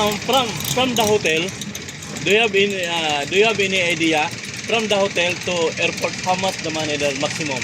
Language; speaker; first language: English; non-native, learner; Filipino